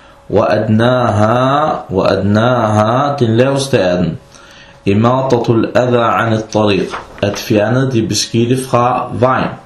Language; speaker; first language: Danish; non-native, fluent; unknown